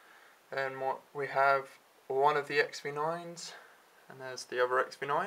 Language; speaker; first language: English; native; English